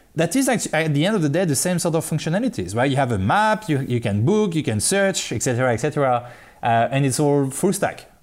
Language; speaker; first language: English; non-native, fluent; French